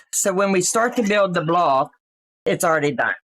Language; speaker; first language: English; native; English